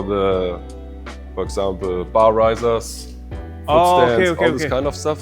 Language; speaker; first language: English; non-native, fluent; German